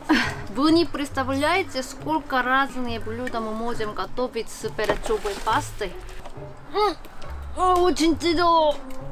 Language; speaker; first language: Russian; non-native, learner; Korean